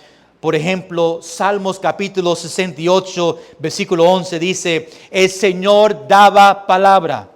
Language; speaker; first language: Spanish; early bilingual, heritage; Spanish